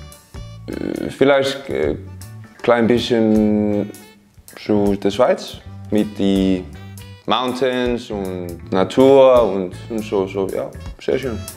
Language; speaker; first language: German; non-native, learner; Icelandic